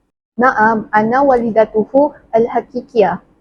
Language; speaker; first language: Arabic; non-native, learner; Malay